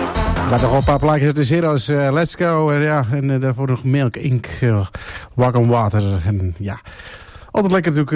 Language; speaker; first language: Dutch; native; Dutch